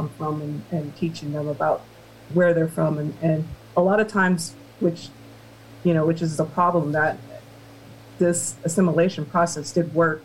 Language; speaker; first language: English; native; English